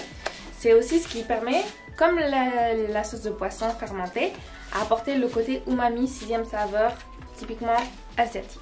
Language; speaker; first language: French; native; French